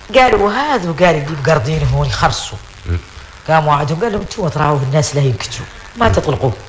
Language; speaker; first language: Arabic; early bilingual, heritage; Arabic